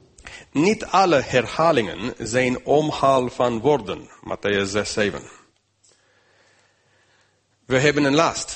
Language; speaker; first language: Dutch; non-native, fluent; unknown